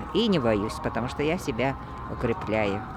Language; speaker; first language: Russian; native; Russian